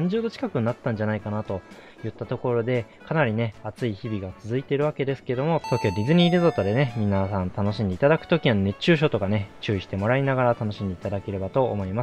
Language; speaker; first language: Japanese; native; Japanese